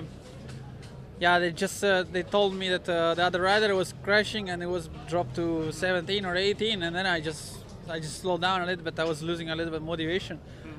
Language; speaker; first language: English; non-native, fluent; Italian